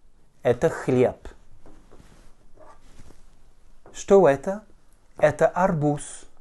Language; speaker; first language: Russian; non-native, fluent; French